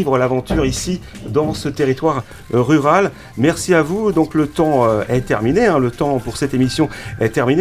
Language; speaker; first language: French; native; French